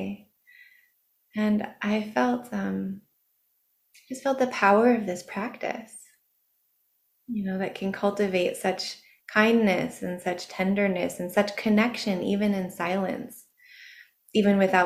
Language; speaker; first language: English; native; English